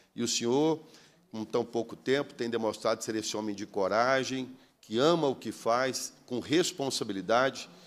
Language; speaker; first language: Portuguese; native; Portuguese